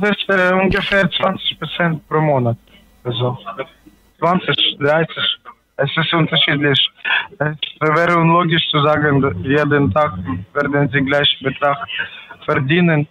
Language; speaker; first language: German; non-native, learner; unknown